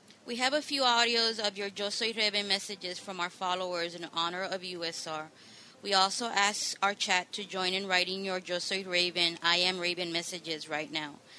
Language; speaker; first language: English; non-native, local second language; Spanish